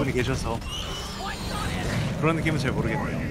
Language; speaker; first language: Korean; native; Korean